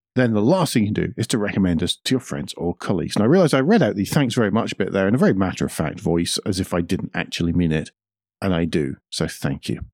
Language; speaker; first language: English; native; English